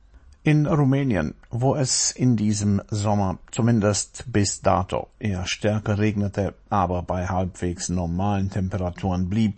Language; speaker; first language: German; native; German